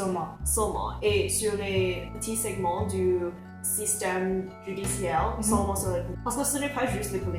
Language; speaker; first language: French; non-native, local second language; English